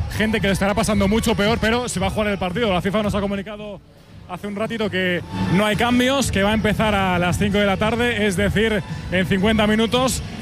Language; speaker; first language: Spanish; native; Spanish